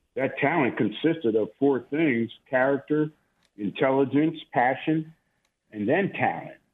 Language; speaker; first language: English; native; English